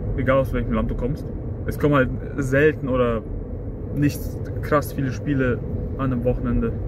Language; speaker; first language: German; early bilingual, other home language; Russian